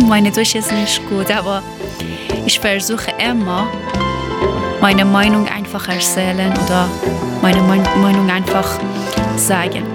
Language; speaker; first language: German; non-native, learner; Persian